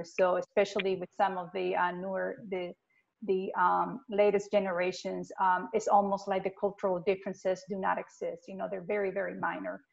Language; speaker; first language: English; non-native, fluent; Spanish